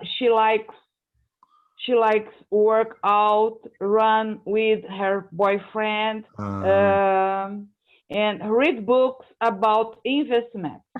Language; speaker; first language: English; non-native, learner; Portuguese